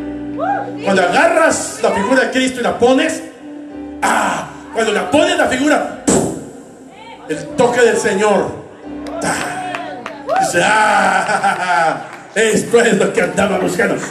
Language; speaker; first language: Spanish; native; Spanish